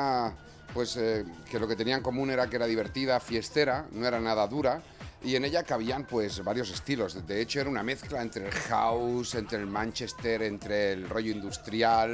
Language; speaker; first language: Spanish; native; Spanish